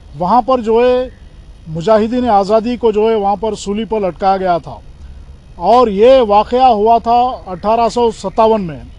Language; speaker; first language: Urdu; native; Urdu